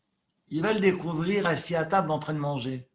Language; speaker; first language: French; native; French